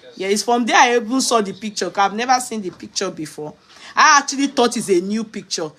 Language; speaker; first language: English; non-native, local second language; Yoruba